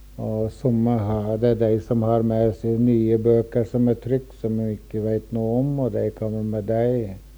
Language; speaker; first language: Norwegian; early bilingual, heritage; Norwegian